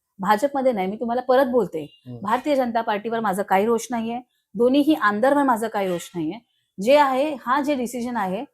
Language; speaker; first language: Marathi; non-native, local second language; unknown